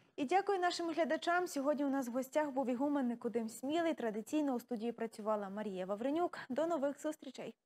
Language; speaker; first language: Ukrainian; native; Ukrainian